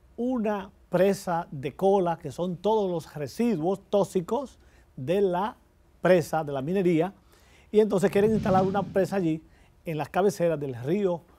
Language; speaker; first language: Spanish; native; Spanish